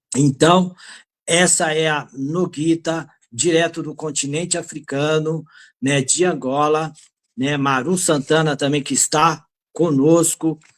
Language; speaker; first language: Portuguese; native; Portuguese